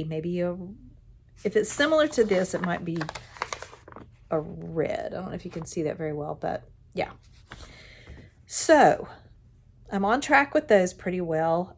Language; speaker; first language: English; native; English